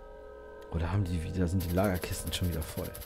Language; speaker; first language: German; native; German